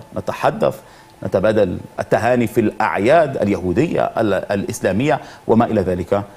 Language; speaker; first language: Arabic; non-native, fluent; Hebrew